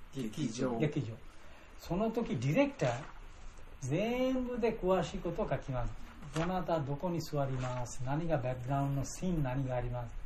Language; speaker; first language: Japanese; non-native, learner; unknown